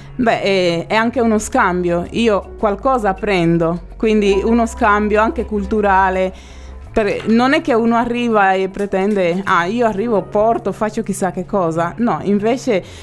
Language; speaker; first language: Italian; non-native, fluent; Spanish